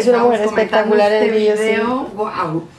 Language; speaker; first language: Spanish; non-native, learner; German